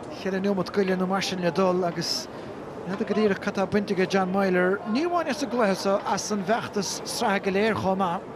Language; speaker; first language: Irish; native; Irish